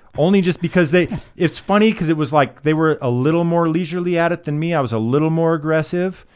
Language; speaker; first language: English; native; English